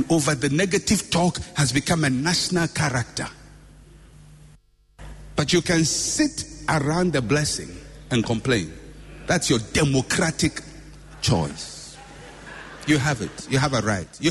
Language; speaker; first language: English; non-native, local second language; Akan